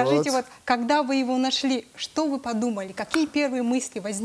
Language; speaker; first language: Russian; native; Russian